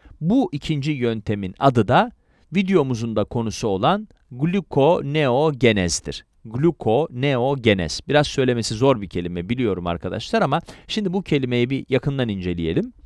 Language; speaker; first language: Turkish; native; Turkish